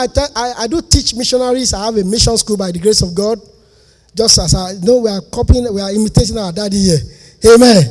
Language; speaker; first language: English; non-native, local second language; Yoruba